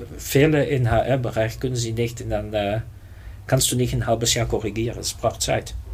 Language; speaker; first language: German; non-native, fluent; Dutch